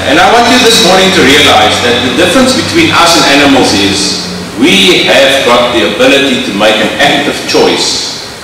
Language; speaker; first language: English; non-native, local second language; Afrikaans